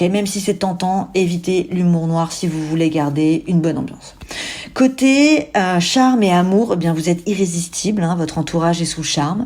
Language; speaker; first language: French; native; French